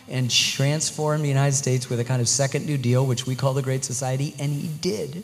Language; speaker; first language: English; native; English